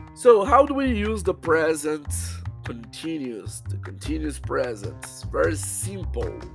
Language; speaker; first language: English; non-native, fluent; Portuguese